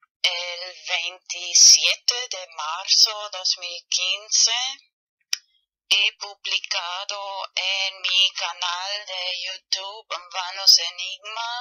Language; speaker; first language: Spanish; non-native, fluent; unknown